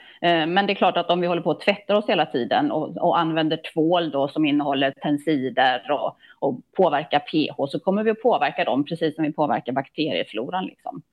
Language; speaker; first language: Swedish; native; Swedish